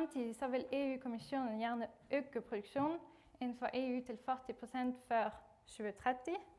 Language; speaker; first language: Norwegian; non-native, fluent; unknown